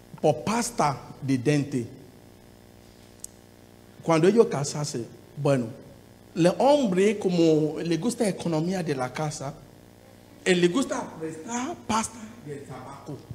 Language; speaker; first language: Spanish; non-native, learner; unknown